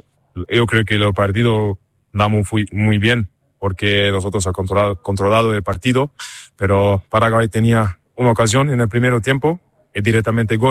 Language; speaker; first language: Spanish; non-native, learner; German